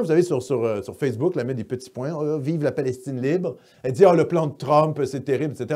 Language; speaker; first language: French; native; French